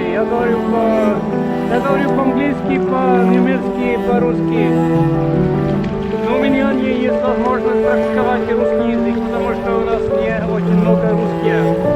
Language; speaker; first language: Russian; non-native, learner; Norwegian